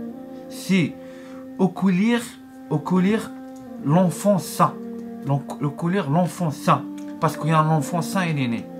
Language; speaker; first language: French; non-native, learner; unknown